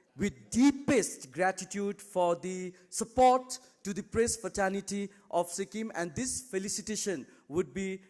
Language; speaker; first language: English; non-native, local second language; Nepali